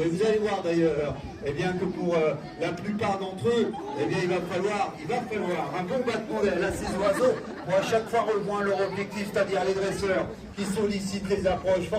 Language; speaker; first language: French; native; French